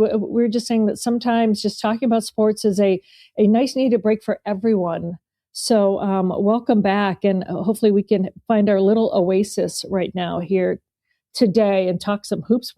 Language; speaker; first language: English; native; English